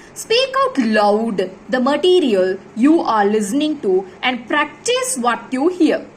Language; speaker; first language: English; non-native, local second language; Tamil